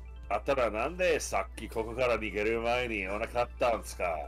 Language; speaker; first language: Japanese; non-native, fluent; English